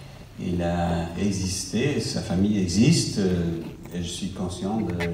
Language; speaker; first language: French; non-native, fluent; English